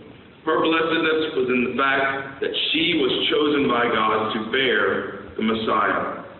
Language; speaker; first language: English; native; English